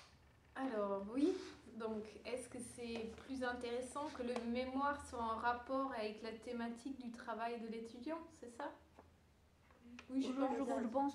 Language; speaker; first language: French; early bilingual, other home language; Dutch